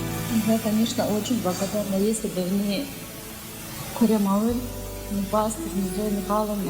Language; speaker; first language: Russian; native; Russian